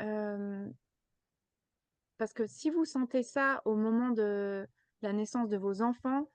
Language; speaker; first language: French; native; French